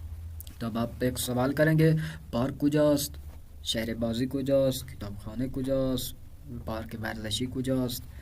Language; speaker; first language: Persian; non-native, fluent; Urdu